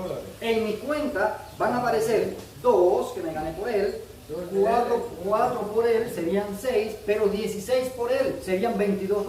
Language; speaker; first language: Spanish; native; Spanish